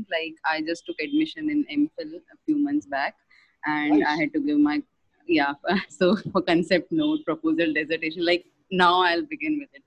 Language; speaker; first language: English; non-native, local second language; Hindi